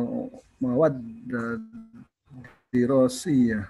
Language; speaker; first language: Arabic; non-native, learner; Indonesian